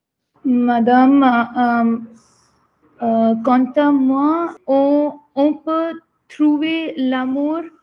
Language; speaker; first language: French; non-native, learner; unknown